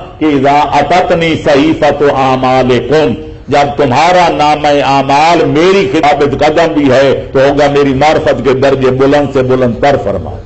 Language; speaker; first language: Urdu; non-native, local second language; Punjabi